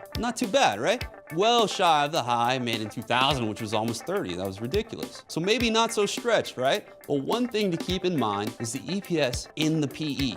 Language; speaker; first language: English; native; English